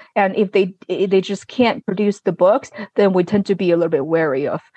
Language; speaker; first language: English; non-native, fluent; Chinese